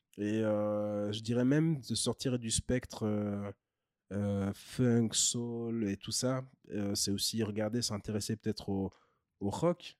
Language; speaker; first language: French; early bilingual, other home language; Kinyarwanda